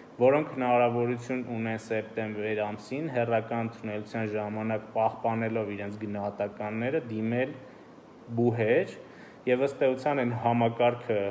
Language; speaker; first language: Armenian; native; Armenian